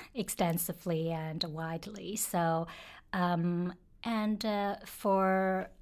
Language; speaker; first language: English; non-native, fluent; Chinese